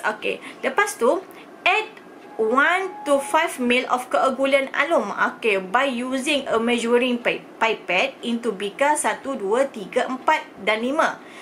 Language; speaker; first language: English; non-native, local second language; Malay